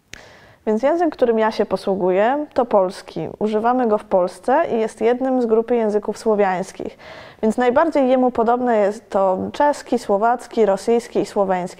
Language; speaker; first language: Polish; native; Polish